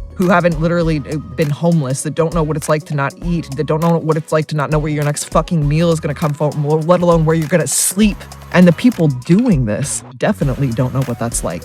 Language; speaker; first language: English; native; English